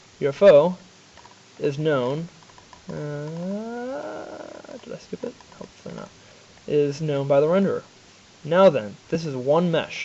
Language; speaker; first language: English; native; English